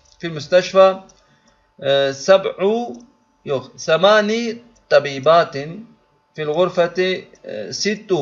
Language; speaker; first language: Arabic; non-native, learner; Turkish